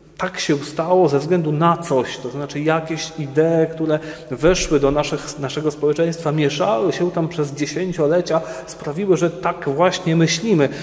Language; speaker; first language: Polish; native; Polish